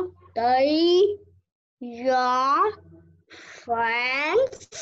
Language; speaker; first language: English; non-native, learner; Vietnamese